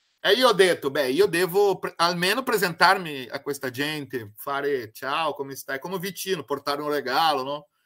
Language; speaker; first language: Italian; non-native, fluent; Portuguese